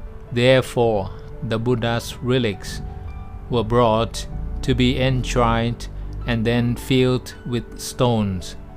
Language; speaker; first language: English; non-native, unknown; Thai